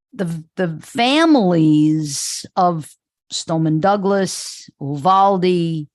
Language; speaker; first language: English; native; English